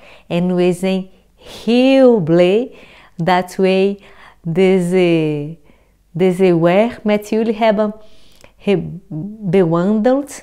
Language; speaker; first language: Dutch; non-native, fluent; Portuguese